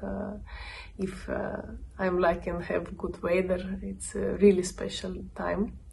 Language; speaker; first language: English; non-native, learner; Russian